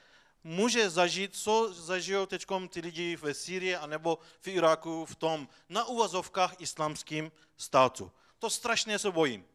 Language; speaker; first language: Czech; non-native, fluent; Turkish